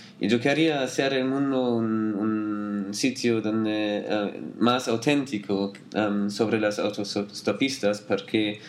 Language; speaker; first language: Spanish; non-native, learner; German